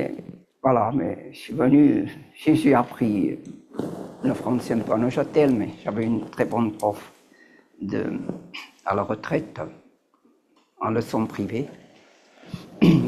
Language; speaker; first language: French; native; French